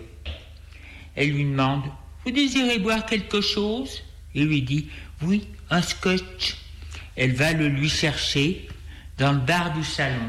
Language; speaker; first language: French; native; French